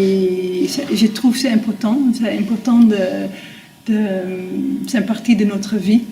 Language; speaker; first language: French; non-native, fluent; Dutch